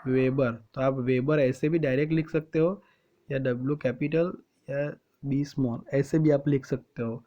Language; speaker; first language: Hindi; non-native, local second language; Gujarati